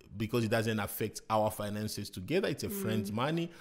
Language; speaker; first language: English; non-native, fluent; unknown